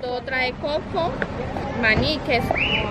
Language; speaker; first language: Spanish; native; Spanish